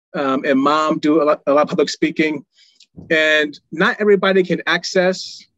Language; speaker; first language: English; native; English